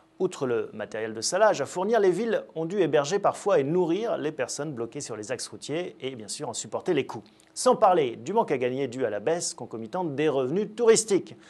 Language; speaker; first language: French; native; French